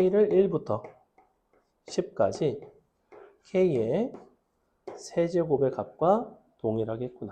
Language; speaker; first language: Korean; native; Korean